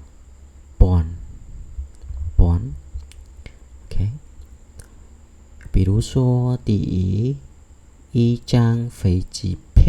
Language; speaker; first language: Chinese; non-native, fluent; Khmer